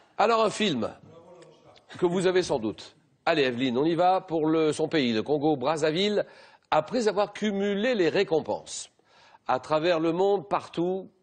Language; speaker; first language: French; native; French